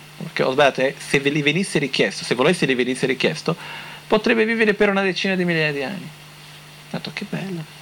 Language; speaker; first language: Italian; non-native, fluent; Portuguese